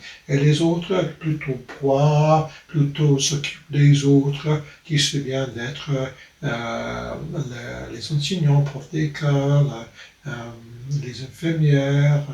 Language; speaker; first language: French; non-native, fluent; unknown